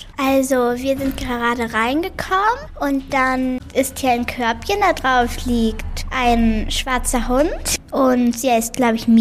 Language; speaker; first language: German; native; German